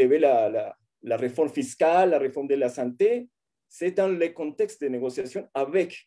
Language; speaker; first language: French; non-native, fluent; Spanish